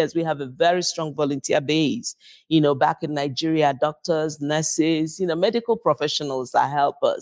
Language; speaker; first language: English; non-native, local second language; Igbo